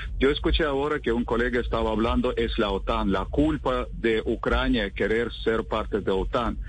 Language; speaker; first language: Spanish; non-native, fluent; Russian